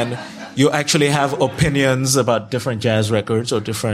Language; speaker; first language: English; non-native, local second language; Yoruba